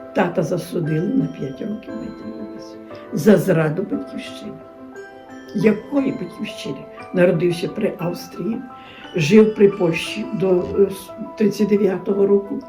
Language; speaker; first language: Ukrainian; native; Ukrainian